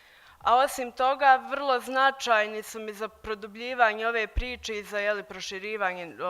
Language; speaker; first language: Bosnian; native; Bosnian